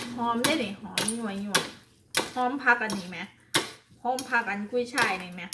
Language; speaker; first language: Thai; native; Thai